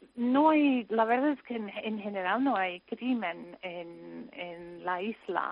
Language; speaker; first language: Spanish; non-native, fluent; English